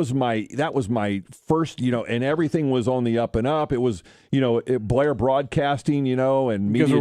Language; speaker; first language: English; native; English